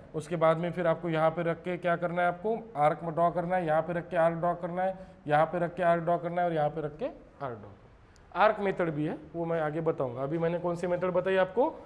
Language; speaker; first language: Hindi; non-native, local second language; Marathi